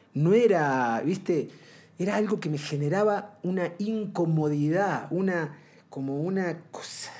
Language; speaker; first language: Spanish; native; Spanish